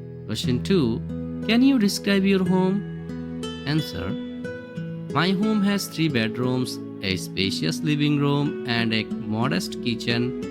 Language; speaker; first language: English; non-native, local second language; Bangla